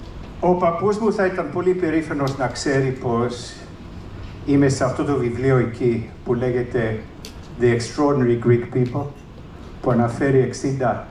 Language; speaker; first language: Greek; early bilingual, heritage; English